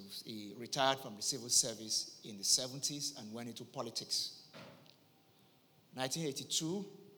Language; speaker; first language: English; non-native, local second language; Yoruba